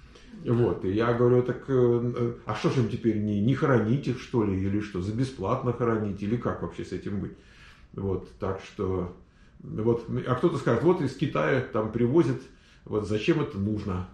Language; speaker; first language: Russian; native; Russian